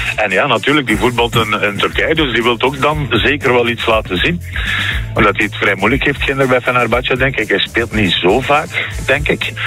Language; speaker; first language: Dutch; early bilingual, other home language; Turkish